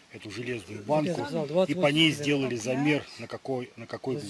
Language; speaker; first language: Russian; native; Russian